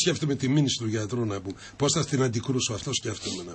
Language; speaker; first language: Greek; native; Greek